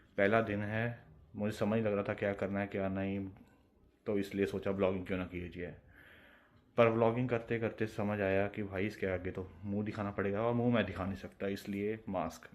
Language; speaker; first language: Hindi; non-native, local second language; Punjabi